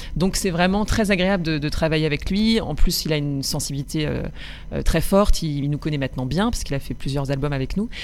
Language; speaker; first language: French; native; French